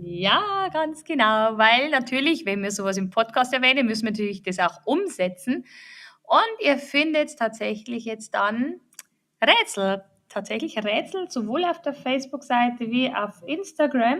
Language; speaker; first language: German; native; German